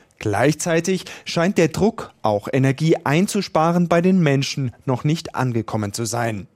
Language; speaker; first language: German; native; German